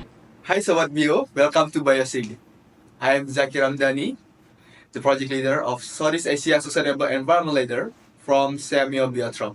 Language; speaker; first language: English; non-native, fluent; Indonesian